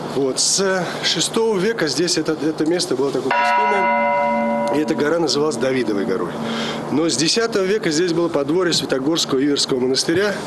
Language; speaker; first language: Russian; non-native, local second language; Georgian